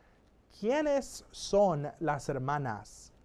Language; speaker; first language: Spanish; non-native, fluent; English